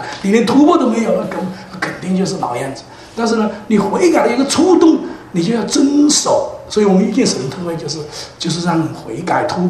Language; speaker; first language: Chinese; native; Chinese